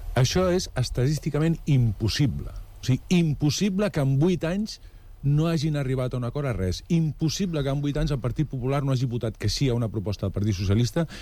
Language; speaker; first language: Catalan; native; Catalan